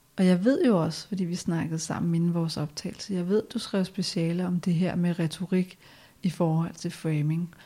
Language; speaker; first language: Danish; native; Danish